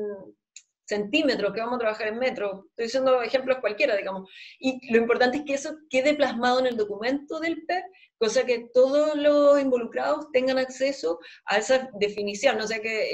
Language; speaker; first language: Spanish; native; Spanish